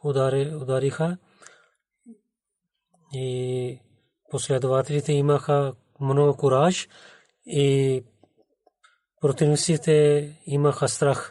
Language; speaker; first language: Bulgarian; non-native, learner; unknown